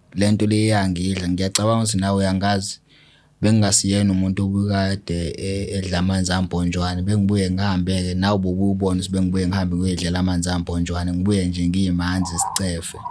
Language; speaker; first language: Zulu; native; Zulu